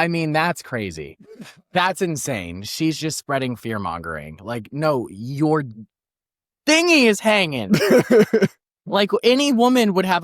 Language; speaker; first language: English; native; English